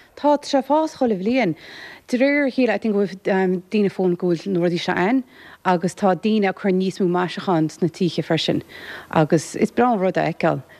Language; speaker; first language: Irish; native; Irish